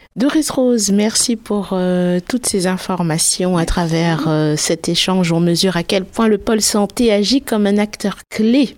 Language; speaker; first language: French; native; French